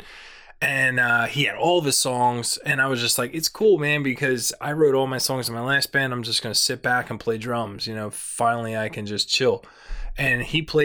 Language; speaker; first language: English; native; English